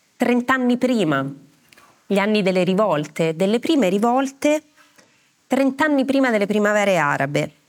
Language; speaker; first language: Italian; native; Italian